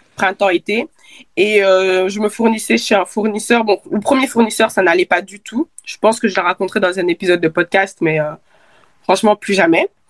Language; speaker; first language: French; early bilingual, other home language; Lingala